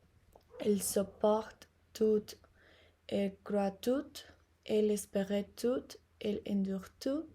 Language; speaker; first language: French; non-native, learner; Spanish